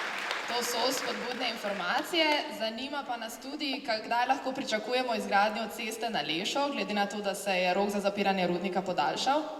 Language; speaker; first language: Slovenian; native; Slovenian